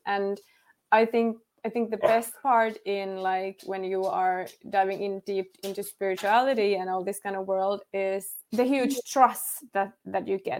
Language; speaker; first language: English; non-native, fluent; Finnish